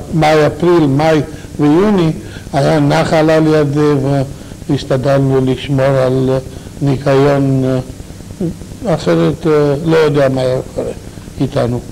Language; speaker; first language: Hebrew; non-native, fluent; Romanian